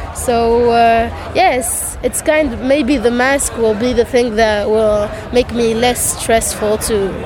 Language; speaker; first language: English; non-native, fluent; Arabic